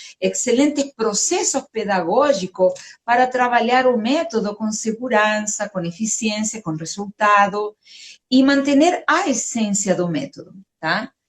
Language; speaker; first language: Portuguese; non-native, fluent; Spanish